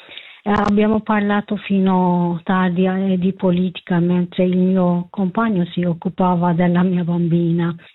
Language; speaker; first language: Italian; non-native, learner; Kurdish